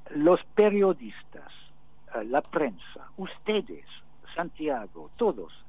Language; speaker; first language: Spanish; non-native, fluent; English